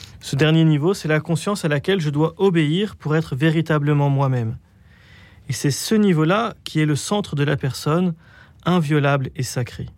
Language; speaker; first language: French; native; French